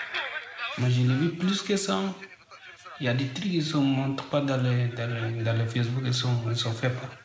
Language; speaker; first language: French; non-native, learner; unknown